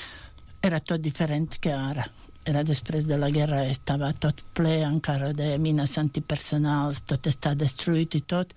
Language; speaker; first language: Catalan; non-native, fluent; Bosnian